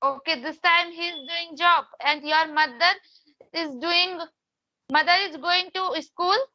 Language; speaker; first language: English; non-native, learner; Hindi